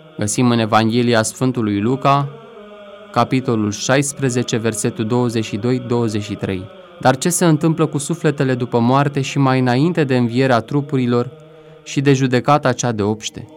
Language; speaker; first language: Romanian; native; Romanian